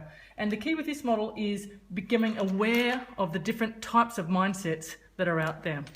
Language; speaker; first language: English; native; English